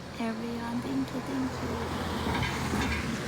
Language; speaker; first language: English; non-native, learner; Korean